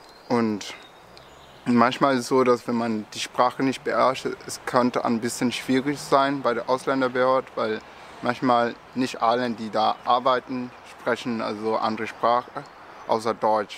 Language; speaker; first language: German; non-native, fluent; Portuguese